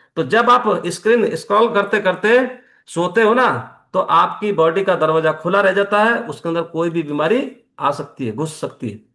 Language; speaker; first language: Hindi; native; Hindi